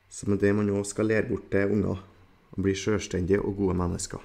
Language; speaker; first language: Norwegian; native; Norwegian